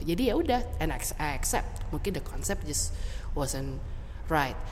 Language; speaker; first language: English; early bilingual, other home language; Indonesian